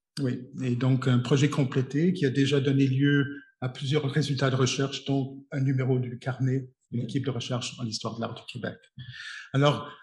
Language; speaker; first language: French; native; French